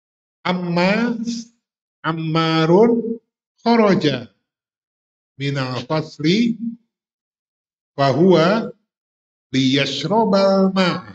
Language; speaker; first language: Arabic; non-native, fluent; Indonesian